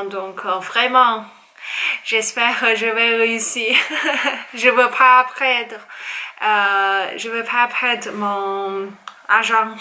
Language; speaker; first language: French; non-native, learner; Chinese